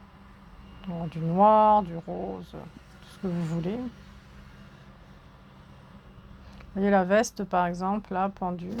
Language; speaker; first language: French; native; French